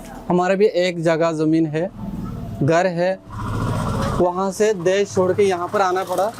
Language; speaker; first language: Hindi; non-native, learner; Rohingya